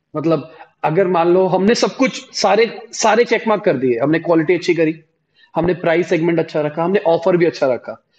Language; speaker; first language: Hindi; native; Hindi